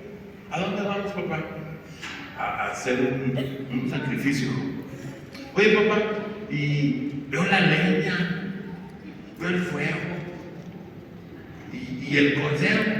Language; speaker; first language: Spanish; native; Spanish